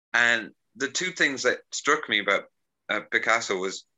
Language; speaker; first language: English; native; English